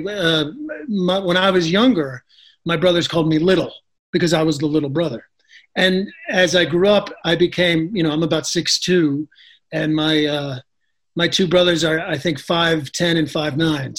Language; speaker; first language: English; native; English